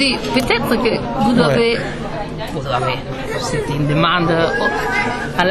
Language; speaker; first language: French; non-native, learner; Spanish